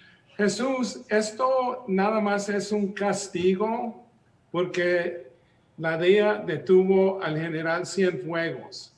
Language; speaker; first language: Spanish; early bilingual, heritage; Spanish